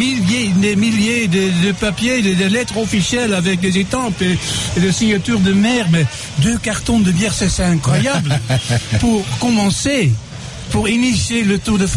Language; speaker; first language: French; non-native, fluent; Dutch